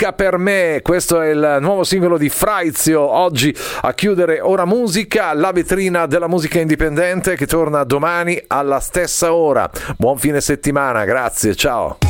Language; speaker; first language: Italian; native; Italian